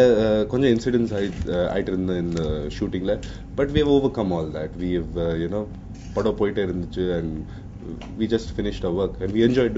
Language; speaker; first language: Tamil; non-native, learner; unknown